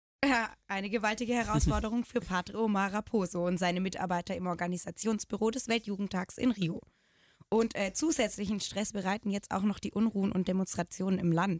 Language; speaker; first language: German; native; German